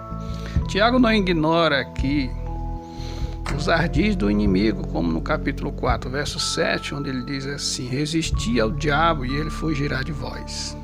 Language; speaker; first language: Portuguese; native; Portuguese